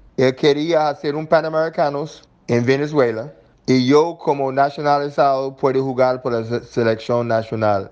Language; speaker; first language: Spanish; non-native, learner; English